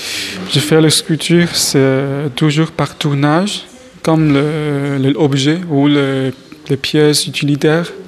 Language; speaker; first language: French; non-native, fluent; Chinese